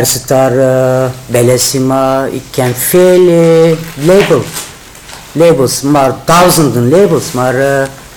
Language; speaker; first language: Dutch; non-native, learner; Turkish